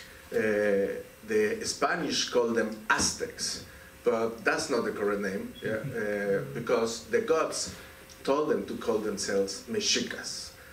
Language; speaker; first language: English; non-native, fluent; Spanish